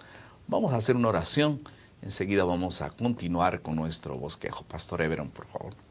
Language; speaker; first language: Spanish; non-native, fluent; Portuguese